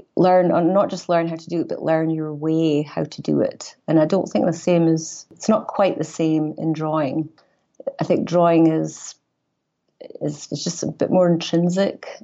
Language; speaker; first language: English; native; English